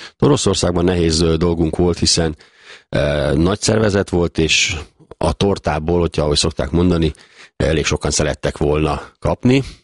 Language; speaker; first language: Hungarian; native; Hungarian